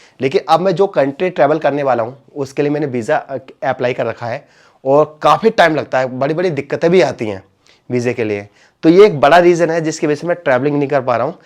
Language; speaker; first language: Hindi; native; Hindi